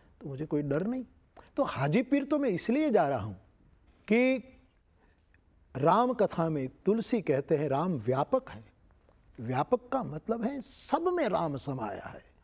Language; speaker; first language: Hindi; non-native, local second language; Gujarati